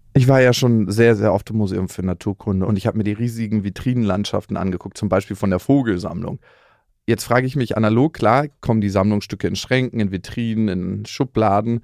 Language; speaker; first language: German; native; German